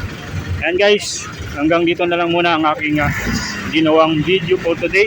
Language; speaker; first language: Filipino; native; Filipino